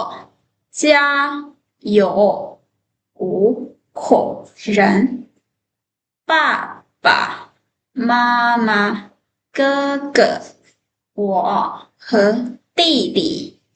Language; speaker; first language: Chinese; non-native, fluent; Thai